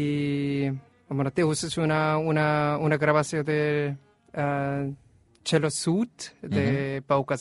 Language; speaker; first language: Catalan; non-native, learner; Korean